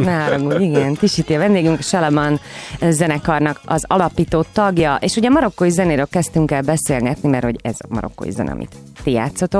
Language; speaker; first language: Hungarian; native; Hungarian